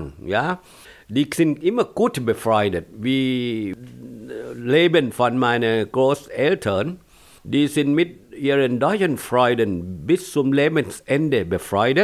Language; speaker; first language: German; non-native, fluent; Thai